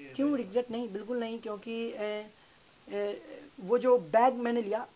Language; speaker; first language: Hindi; native; Hindi